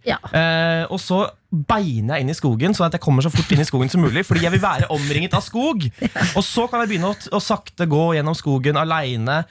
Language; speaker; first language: Norwegian; native; Norwegian